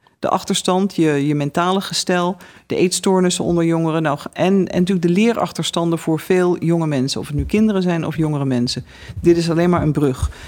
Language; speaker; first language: Dutch; native; Dutch